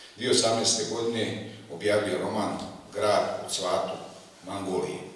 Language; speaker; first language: Bosnian; native; Bosnian